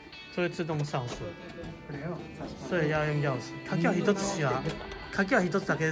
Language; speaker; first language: Japanese; non-native, fluent; Chinese